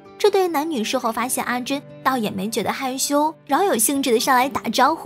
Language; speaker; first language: Chinese; native; Chinese